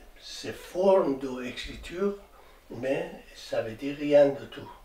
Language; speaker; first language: French; non-native, learner; Persian